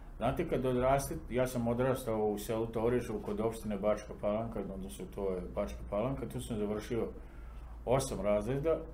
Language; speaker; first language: Serbian; non-native, local second language; Romany